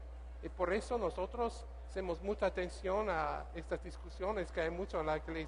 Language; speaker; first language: Spanish; non-native, learner; English